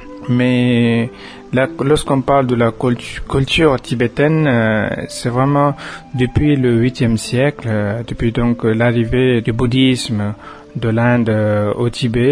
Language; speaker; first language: French; non-native, fluent; Tibetan